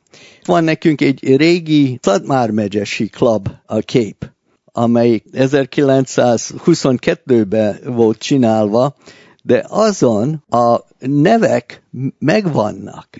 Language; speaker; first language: Hungarian; early bilingual, heritage; Hungarian